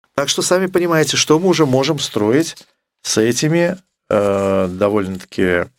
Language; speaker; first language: Russian; native; Russian